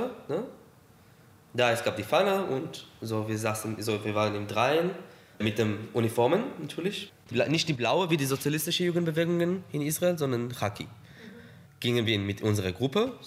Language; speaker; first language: German; non-native, fluent; Hebrew